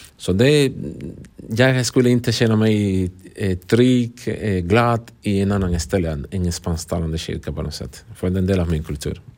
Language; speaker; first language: Swedish; non-native, fluent; Spanish